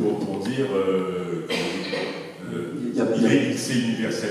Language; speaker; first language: French; native; French